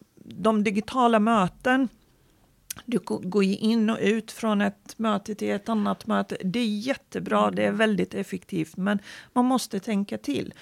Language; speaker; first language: Swedish; non-native, fluent; Arabic